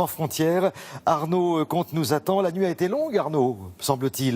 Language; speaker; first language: French; native; French